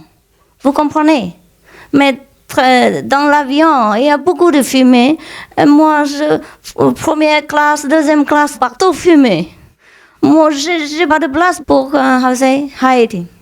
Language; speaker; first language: French; non-native, fluent; Vietnamese